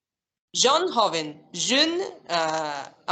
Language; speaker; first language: French; non-native, fluent; Spanish